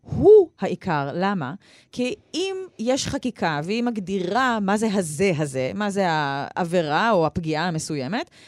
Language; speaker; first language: Hebrew; native; Hebrew